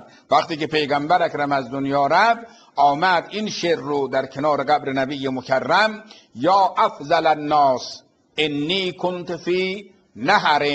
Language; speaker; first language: Persian; native; Persian